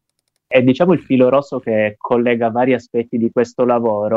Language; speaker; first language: Italian; native; Italian